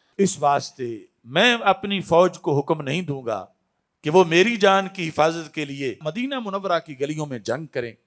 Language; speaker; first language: Urdu; non-native, local second language; Punjabi